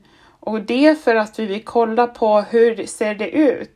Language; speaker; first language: Swedish; non-native, fluent; German